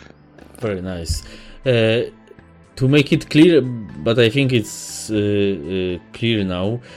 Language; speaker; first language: English; non-native, fluent; Polish